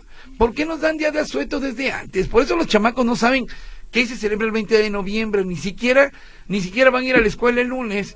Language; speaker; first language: Spanish; native; Spanish